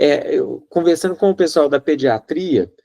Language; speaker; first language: Portuguese; native; Portuguese